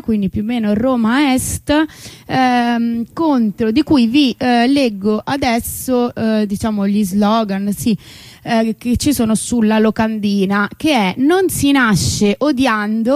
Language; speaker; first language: Italian; native; Italian